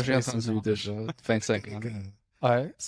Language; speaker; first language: French; non-native, local second language; English